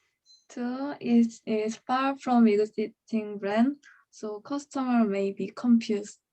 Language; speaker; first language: English; non-native, learner; Korean